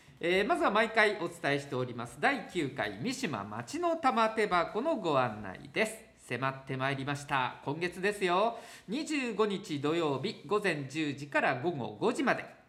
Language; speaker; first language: Japanese; native; Japanese